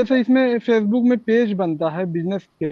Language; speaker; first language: Hindi; native; Hindi